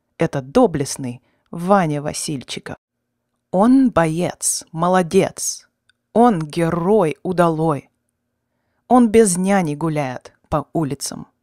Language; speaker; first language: Russian; native; Russian